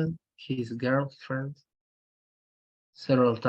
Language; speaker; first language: English; non-native, learner; Spanish